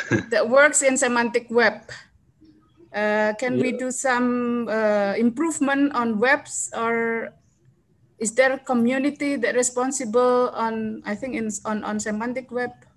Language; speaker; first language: English; non-native, fluent; Indonesian